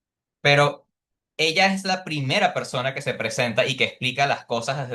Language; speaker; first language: Spanish; native; Spanish